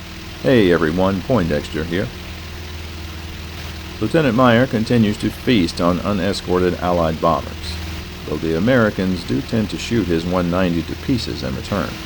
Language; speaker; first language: English; native; English